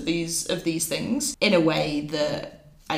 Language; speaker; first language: English; native; English